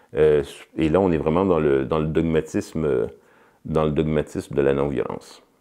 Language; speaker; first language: French; native; French